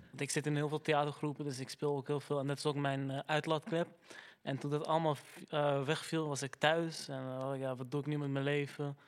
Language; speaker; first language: Dutch; early bilingual, other home language; Arabic